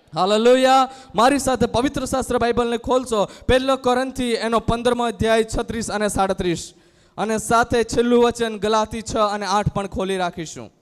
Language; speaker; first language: Gujarati; non-native, local second language; Gamit